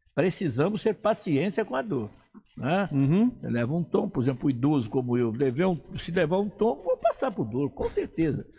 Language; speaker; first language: Portuguese; native; Portuguese